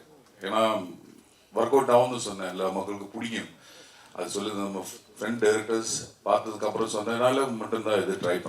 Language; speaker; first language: Tamil; non-native, learner; Malayalam